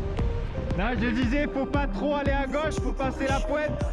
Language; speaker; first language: French; native; French